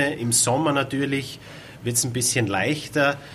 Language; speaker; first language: German; native; German